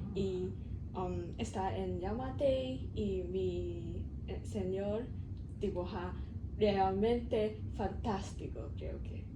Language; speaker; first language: Spanish; non-native, learner; Cantonese